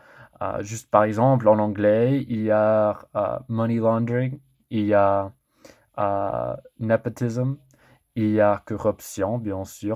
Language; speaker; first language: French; non-native, learner; English